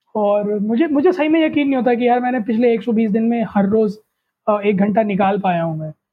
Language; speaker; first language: Hindi; native; Hindi